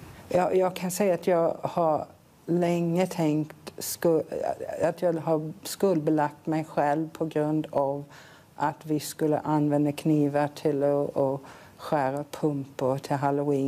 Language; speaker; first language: Swedish; non-native, fluent; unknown